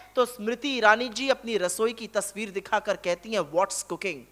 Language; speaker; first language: Hindi; native; Hindi